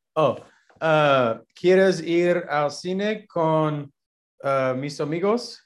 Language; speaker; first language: Spanish; non-native, learner; English